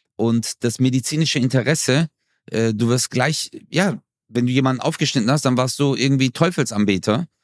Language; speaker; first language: German; early bilingual, other home language; Turkish